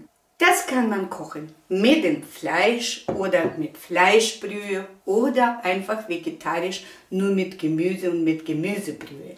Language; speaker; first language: German; non-native, fluent; Russian